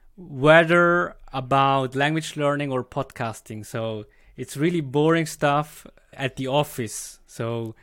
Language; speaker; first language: English; non-native, fluent; Swiss German